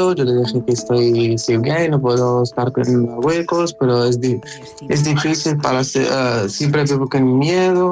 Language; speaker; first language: Spanish; non-native, learner; Arabic